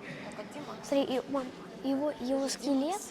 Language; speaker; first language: Russian; early bilingual, other home language; English